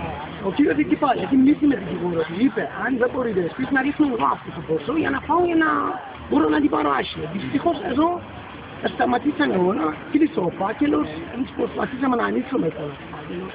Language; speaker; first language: Greek; non-native, learner; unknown